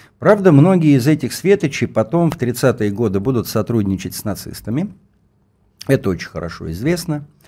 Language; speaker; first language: Russian; native; Russian